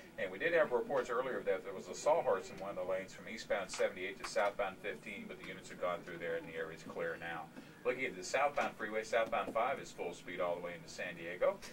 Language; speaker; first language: English; native; English